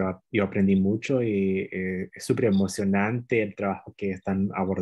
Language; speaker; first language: Spanish; non-native, fluent; English